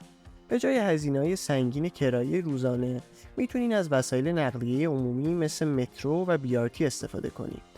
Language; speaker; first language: Persian; native; Persian